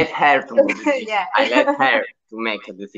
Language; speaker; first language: English; non-native, learner; Italian